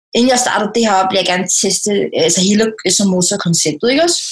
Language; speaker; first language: Danish; early bilingual, other home language; Somali